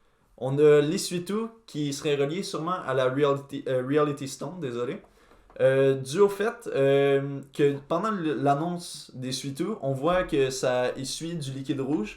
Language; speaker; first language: French; native; French